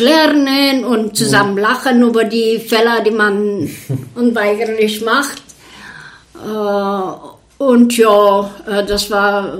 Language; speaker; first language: German; non-native, fluent; Bulgarian